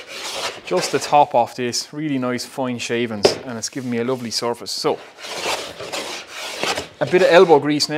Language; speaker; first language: English; native; English